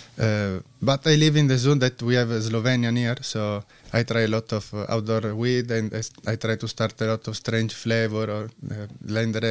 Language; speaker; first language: English; non-native, learner; Italian